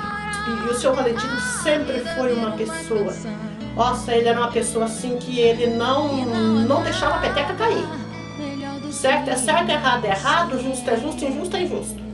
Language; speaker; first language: Portuguese; native; Portuguese